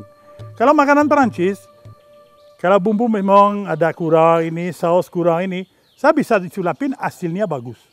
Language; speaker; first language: Indonesian; non-native, learner; French